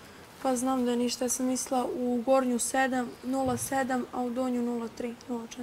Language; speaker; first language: Serbian; native; Serbian